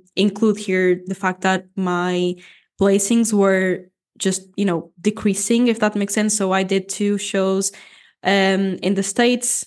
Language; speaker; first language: English; non-native, fluent; Portuguese